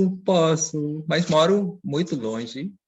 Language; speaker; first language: Portuguese; non-native, fluent; Dutch